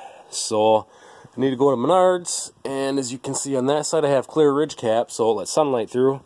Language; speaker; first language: English; native; English